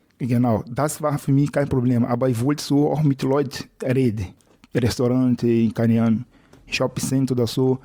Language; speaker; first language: German; non-native, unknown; Portuguese